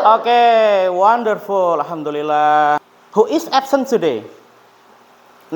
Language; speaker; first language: English; non-native, fluent; Indonesian